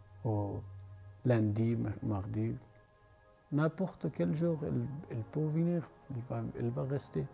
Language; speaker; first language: French; non-native, learner; Persian